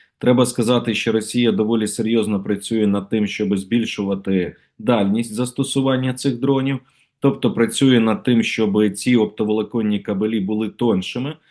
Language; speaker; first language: Ukrainian; native; Ukrainian